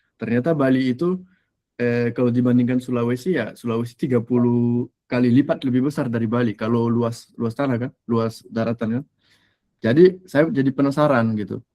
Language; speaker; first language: Indonesian; non-native, fluent; French